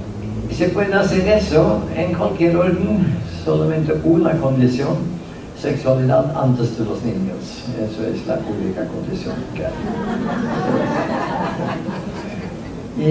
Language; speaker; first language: Spanish; non-native, fluent; Norwegian